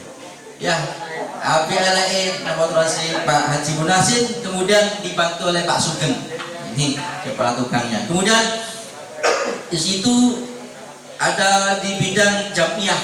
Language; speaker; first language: Indonesian; native; Indonesian